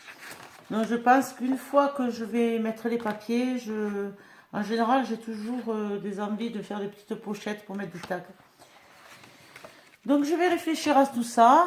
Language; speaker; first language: French; native; French